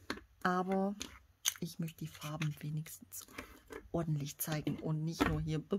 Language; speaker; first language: German; native; German